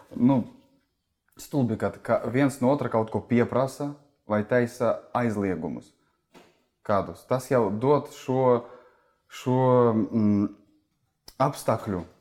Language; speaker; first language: Latvian; non-native, local second language; Russian